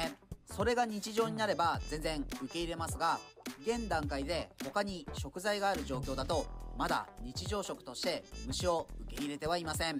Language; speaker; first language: Japanese; native; Japanese